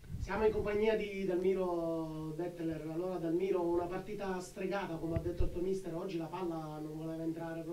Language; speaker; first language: Italian; native; Italian